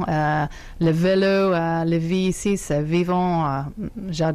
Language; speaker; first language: French; non-native, fluent; English